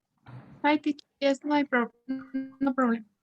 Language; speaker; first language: English; non-native, learner; Spanish